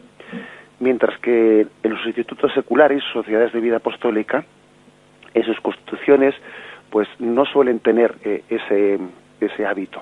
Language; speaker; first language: Spanish; native; Spanish